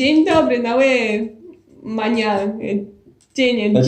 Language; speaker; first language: Portuguese; non-native, fluent; Polish